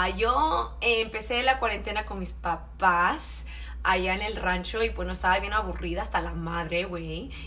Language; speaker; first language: Spanish; early bilingual, heritage; Spanish